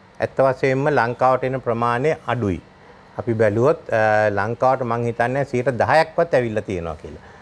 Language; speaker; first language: Sinhala; native; Sinhala